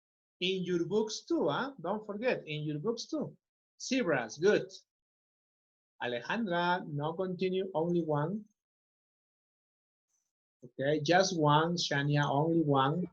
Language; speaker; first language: English; non-native, fluent; Spanish